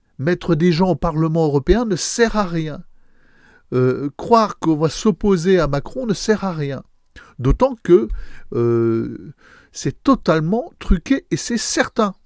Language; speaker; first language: French; native; French